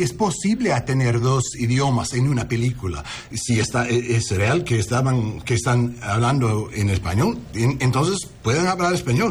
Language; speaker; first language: Spanish; early bilingual, heritage; English